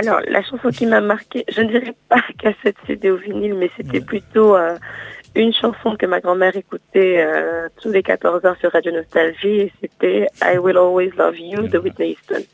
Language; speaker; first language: French; non-native, local second language; Wolof